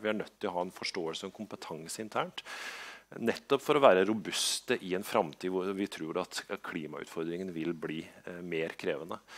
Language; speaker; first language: Norwegian; native; Norwegian